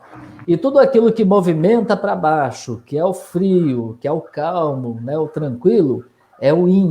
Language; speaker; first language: Portuguese; native; Portuguese